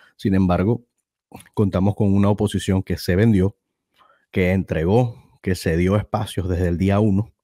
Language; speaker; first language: Spanish; native; Spanish